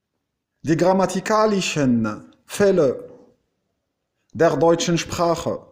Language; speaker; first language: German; non-native, fluent; Arabic